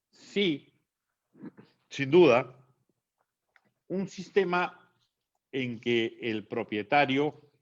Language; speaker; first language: Spanish; native; Spanish